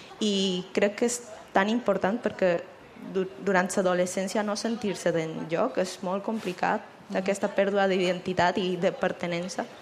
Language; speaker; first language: Catalan; early bilingual, other home language; Spanish